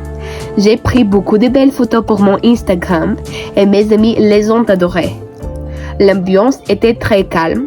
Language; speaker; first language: French; non-native, learner; Bulgarian